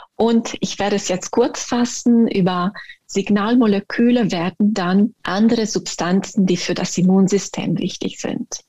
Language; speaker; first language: German; non-native, fluent; Italian